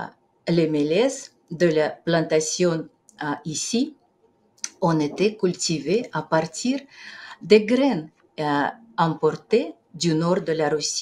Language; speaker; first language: French; non-native, fluent; Russian